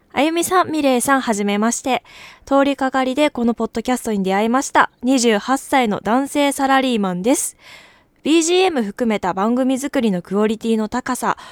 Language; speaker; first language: Japanese; native; Japanese